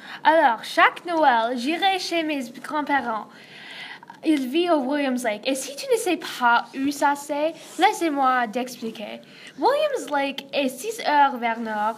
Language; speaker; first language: French; non-native, learner; English